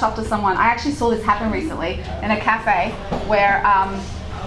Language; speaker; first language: English; native; English